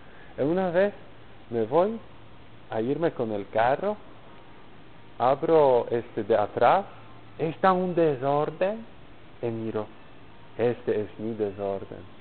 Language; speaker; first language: Spanish; non-native, learner; Polish